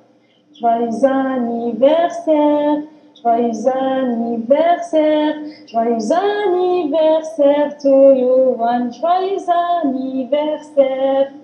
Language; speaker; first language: French; non-native, learner; Arabic